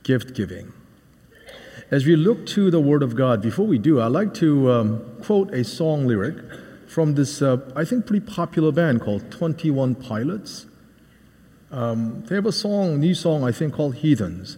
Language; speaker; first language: English; native; English